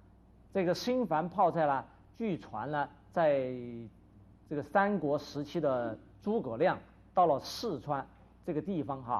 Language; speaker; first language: Chinese; native; Chinese